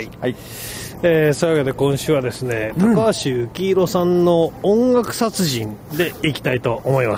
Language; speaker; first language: Japanese; native; Japanese